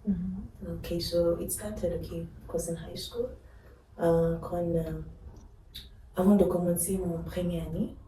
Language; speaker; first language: French; non-native, fluent; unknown